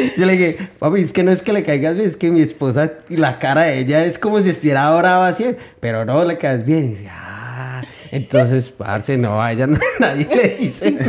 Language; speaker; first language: Spanish; early bilingual, heritage; Spanish